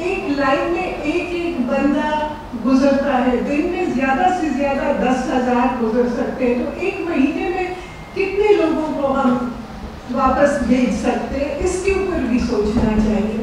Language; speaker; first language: Urdu; native; Urdu